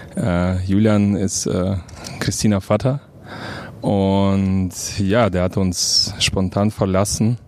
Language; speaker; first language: German; non-native, fluent; Romanian